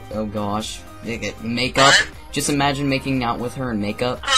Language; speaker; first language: English; native; English